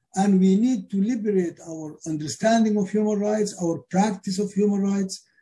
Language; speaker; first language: English; non-native, fluent; Arabic